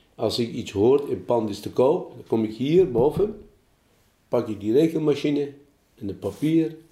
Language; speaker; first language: Dutch; non-native, fluent; Persian